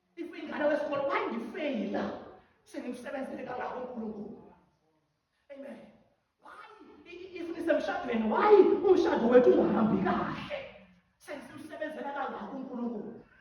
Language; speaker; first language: Zulu; non-native, local second language; Xhosa